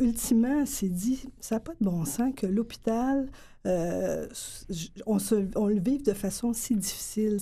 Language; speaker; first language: French; native; French